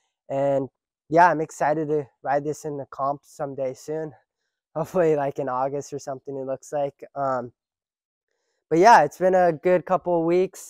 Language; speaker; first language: English; early bilingual, other home language; Japanese